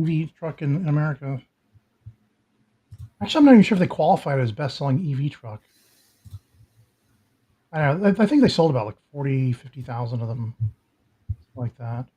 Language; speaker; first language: English; native; English